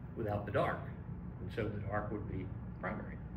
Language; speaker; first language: English; native; English